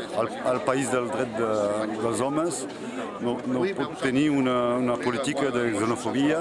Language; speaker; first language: Catalan; non-native, local second language; French